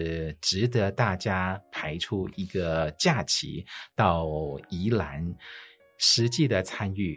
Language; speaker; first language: Chinese; native; Chinese